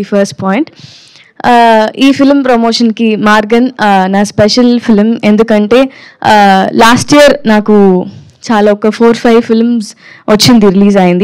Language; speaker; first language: Telugu; non-native, learner; Tamil